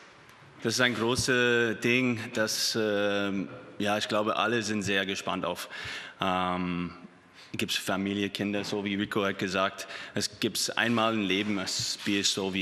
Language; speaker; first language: German; non-native, learner; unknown